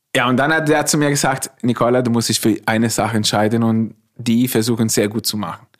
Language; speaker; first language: German; non-native, fluent; Italian